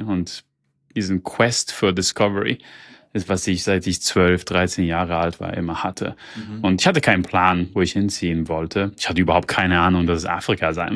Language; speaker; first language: German; early bilingual, heritage; German